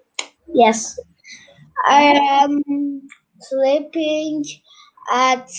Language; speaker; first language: English; non-native, learner; Turkish